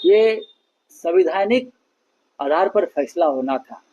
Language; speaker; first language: Hindi; non-native, local second language; Marathi